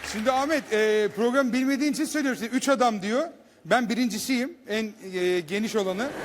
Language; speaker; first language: Turkish; native; Turkish